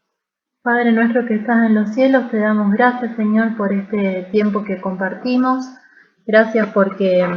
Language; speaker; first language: Spanish; native; Spanish